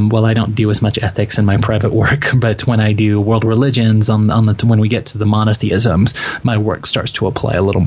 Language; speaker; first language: English; native; English